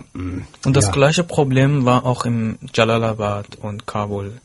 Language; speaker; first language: German; non-native, fluent; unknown